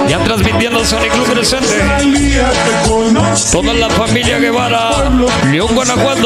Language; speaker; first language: Spanish; native; Spanish